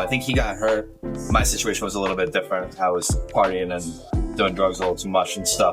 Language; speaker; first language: English; native; English